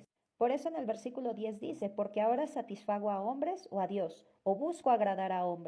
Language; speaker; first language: Spanish; native; Spanish